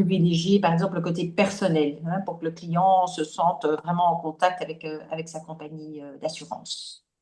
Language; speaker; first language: French; native; French